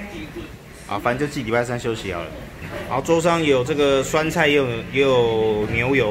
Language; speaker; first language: Chinese; native; Chinese